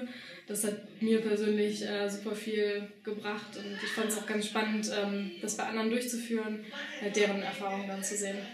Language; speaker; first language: German; native; German